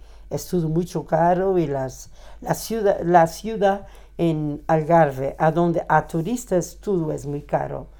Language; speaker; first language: Spanish; non-native, fluent; Portuguese